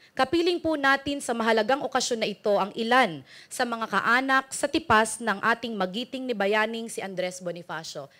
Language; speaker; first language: Filipino; native; Filipino